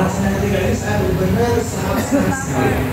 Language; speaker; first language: Indonesian; native; Indonesian